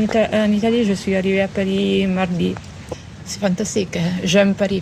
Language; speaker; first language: French; non-native, learner; Italian